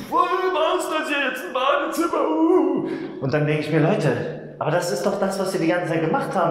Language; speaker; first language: German; native; German